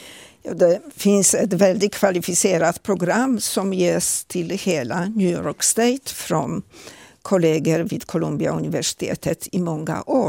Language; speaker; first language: Swedish; non-native, fluent; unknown